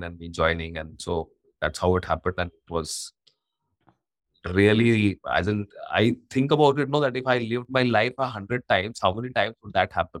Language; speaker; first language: English; non-native, local second language; Hindi